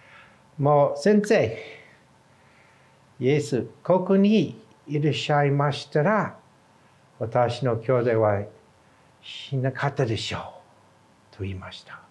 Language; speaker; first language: Japanese; non-native, fluent; English